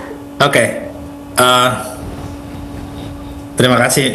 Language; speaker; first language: Indonesian; native; Indonesian